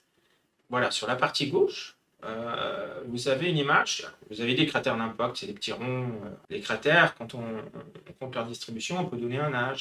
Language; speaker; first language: French; native; French